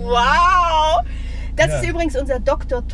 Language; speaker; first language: German; early bilingual, other home language; Bosnian